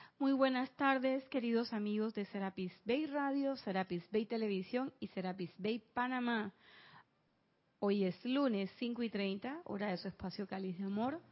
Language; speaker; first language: Spanish; native; Spanish